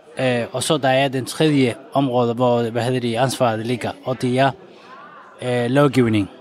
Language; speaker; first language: Danish; non-native, fluent; Somali